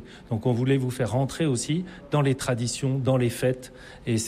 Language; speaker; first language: French; native; French